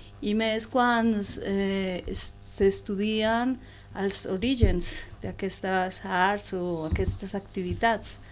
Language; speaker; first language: Catalan; non-native, learner; Spanish